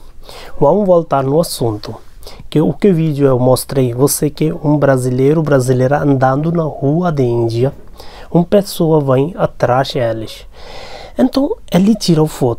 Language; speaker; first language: Portuguese; non-native, learner; Hindi